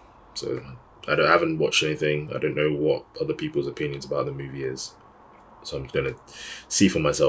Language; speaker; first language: English; native; English